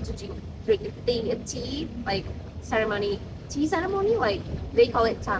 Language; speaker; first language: English; non-native, learner; Indonesian